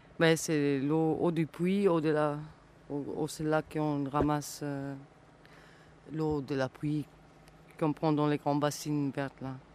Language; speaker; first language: French; non-native, fluent; Italian